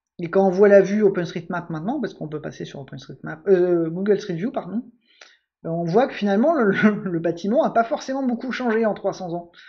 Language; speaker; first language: French; native; French